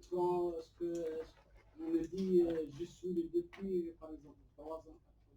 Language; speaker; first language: French; non-native, learner; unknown